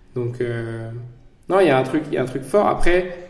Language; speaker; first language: French; native; French